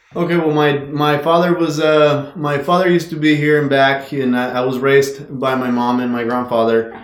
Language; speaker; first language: English; non-native, fluent; Spanish